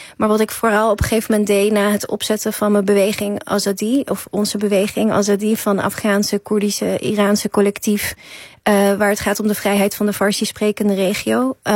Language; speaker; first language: Dutch; early bilingual, other home language; Persian